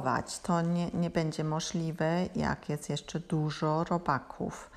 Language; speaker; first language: Polish; non-native, learner; German